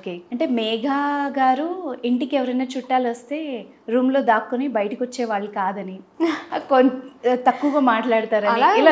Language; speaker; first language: Telugu; native; Telugu